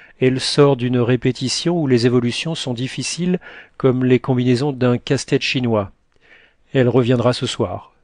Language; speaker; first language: French; native; French